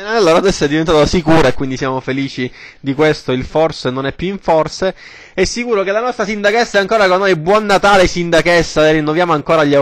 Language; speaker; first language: Italian; native; Italian